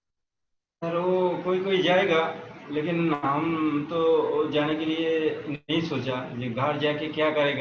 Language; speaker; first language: Hindi; non-native, local second language; Bangla